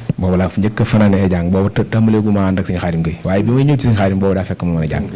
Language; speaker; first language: Wolof; native; Wolof